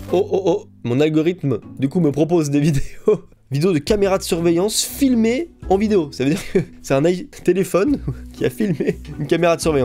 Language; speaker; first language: French; native; French